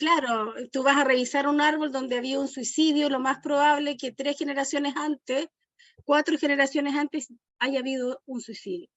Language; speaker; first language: Spanish; native; Spanish